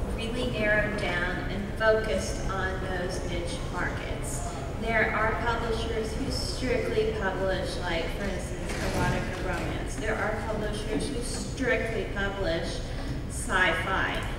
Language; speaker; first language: English; native; English